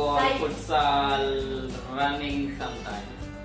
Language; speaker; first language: English; non-native, learner; Indonesian